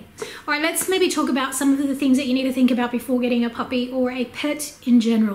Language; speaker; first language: English; native; English